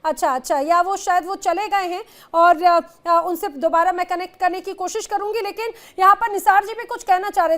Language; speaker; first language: Hindi; native; Hindi